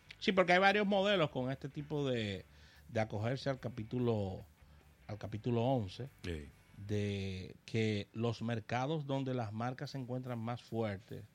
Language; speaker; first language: Spanish; native; Spanish